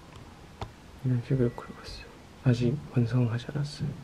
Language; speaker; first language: Korean; non-native, fluent; Japanese